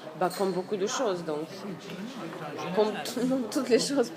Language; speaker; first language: French; non-native, fluent; Russian